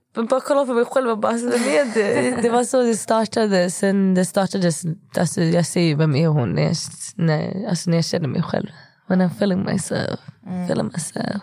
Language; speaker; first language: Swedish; early bilingual, other home language; Kurdish